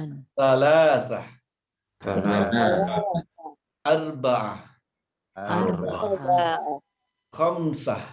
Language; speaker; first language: Arabic; non-native, fluent; Indonesian